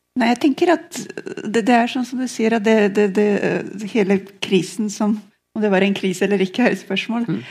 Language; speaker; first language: Norwegian; non-native, fluent; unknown